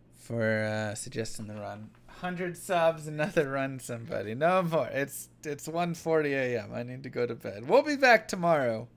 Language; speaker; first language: English; native; English